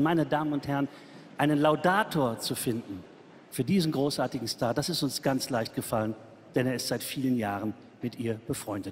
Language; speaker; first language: German; native; German